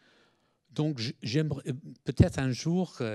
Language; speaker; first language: French; non-native, fluent; English